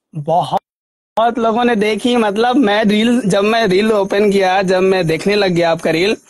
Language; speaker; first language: Hindi; native; Hindi